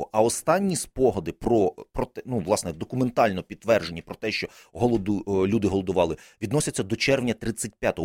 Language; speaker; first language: Ukrainian; native; Ukrainian